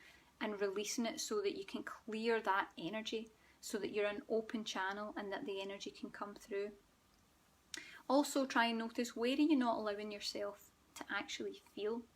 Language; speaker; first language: English; native; English